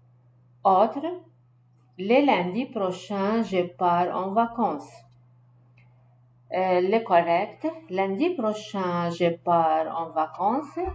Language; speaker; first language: French; non-native, learner; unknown